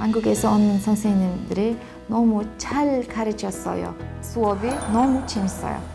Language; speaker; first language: Korean; non-native, learner; Uzbek